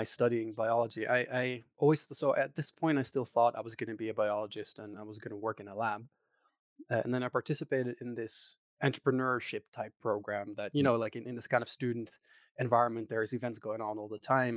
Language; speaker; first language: English; non-native, fluent; Dutch